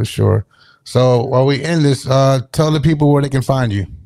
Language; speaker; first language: English; native; English